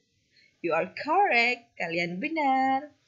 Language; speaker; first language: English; non-native, fluent; Indonesian